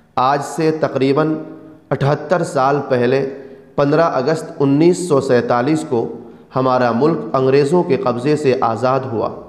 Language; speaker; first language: Urdu; native; Urdu